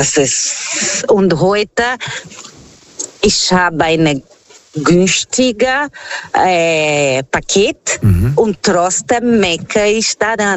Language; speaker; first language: German; non-native, learner; Portuguese